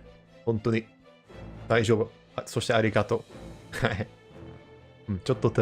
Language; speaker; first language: Japanese; non-native, learner; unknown